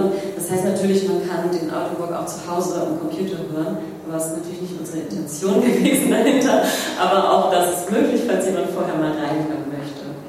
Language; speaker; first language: German; native; German